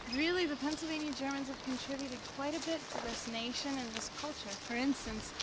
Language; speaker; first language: English; native; English